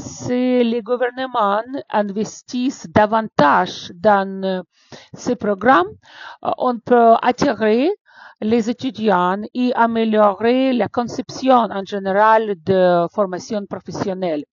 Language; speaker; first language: French; non-native, fluent; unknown